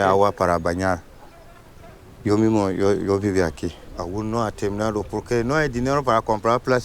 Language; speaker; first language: Spanish; non-native, learner; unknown